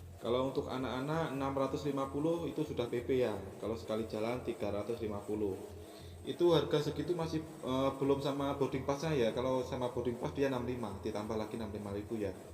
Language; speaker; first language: Indonesian; native; Indonesian